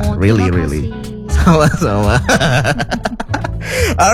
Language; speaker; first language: English; non-native, fluent; Indonesian